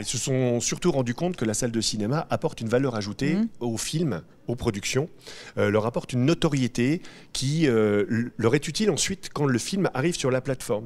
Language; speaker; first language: French; native; French